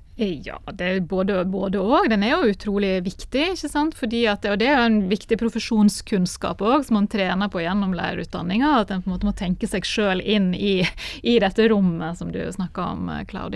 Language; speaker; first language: Norwegian; native; Norwegian